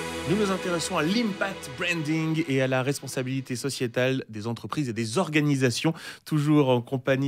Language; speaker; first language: French; native; French